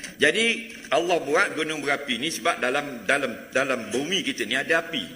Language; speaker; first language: Malay; native; Malay